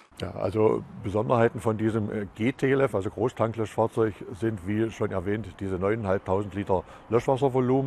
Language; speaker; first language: German; native; German